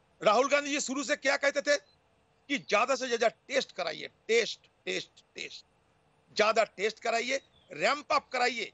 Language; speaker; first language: Hindi; non-native, local second language; Bangla